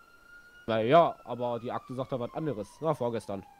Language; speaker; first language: German; native; German